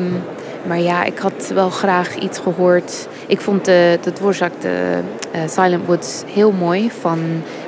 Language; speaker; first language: Dutch; non-native, fluent; English